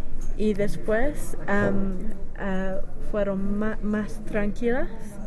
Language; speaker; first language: Spanish; non-native, learner; English